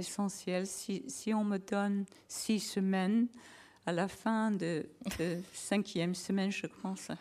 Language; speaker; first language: French; non-native, learner; English